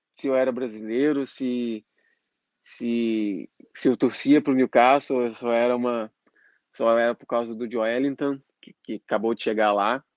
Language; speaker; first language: Portuguese; native; Portuguese